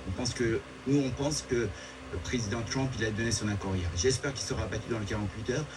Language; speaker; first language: French; early bilingual, other home language; Persian